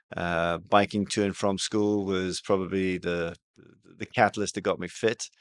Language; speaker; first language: English; native; English